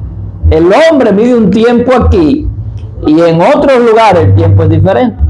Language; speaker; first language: Spanish; native; Spanish